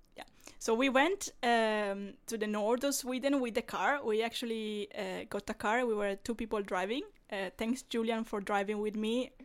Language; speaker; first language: English; non-native, fluent; Italian